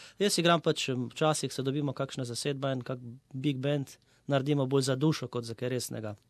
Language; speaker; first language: Slovenian; native; Slovenian